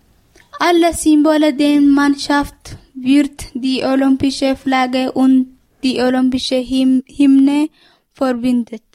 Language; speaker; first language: German; non-native, learner; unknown